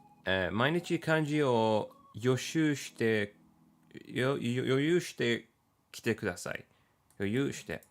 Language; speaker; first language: Japanese; non-native, learner; English